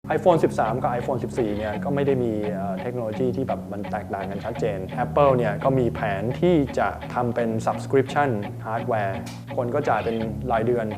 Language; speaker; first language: Thai; native; Thai